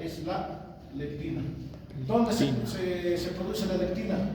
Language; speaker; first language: Spanish; native; Spanish